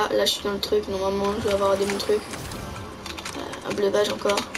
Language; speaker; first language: French; native; French